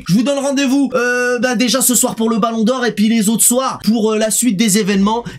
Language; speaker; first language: French; native; French